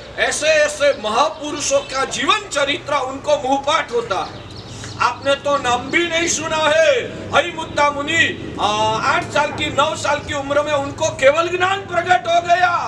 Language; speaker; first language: Hindi; non-native, local second language; Gujarati